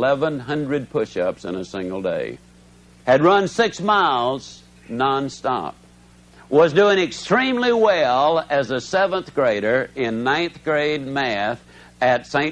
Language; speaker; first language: English; native; English